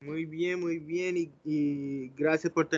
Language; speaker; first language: Spanish; early bilingual, heritage; English